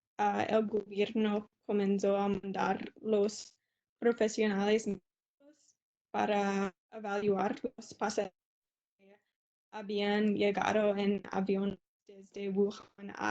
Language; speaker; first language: Spanish; non-native, learner; English